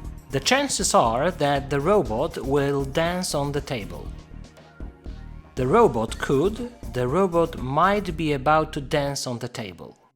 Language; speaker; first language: English; non-native, fluent; Polish